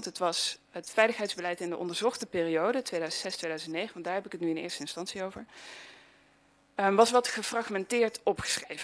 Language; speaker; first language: Dutch; native; Dutch